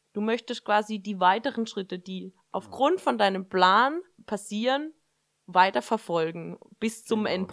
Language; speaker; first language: German; native; German